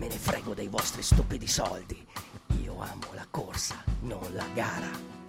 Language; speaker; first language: Italian; native; Italian